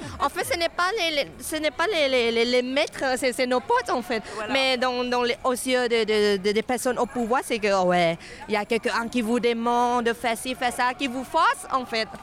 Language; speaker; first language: French; non-native, fluent; Thai